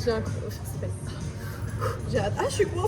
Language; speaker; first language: French; native; French